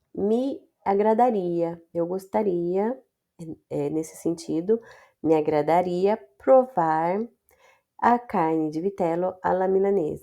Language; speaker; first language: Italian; non-native, fluent; Portuguese